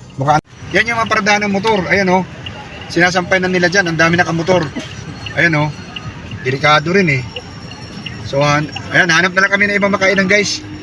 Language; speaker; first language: Filipino; native; Filipino